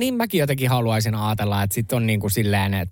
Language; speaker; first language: Finnish; native; Finnish